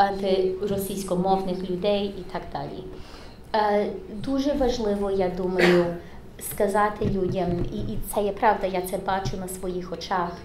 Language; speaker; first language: Ukrainian; early bilingual, heritage; English